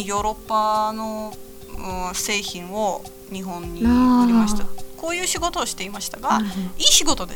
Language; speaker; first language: Japanese; non-native, fluent; Latvian